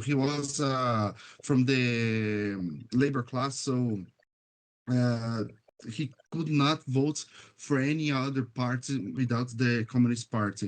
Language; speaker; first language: English; non-native, fluent; Portuguese